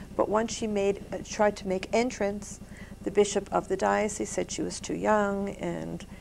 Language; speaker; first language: English; native; English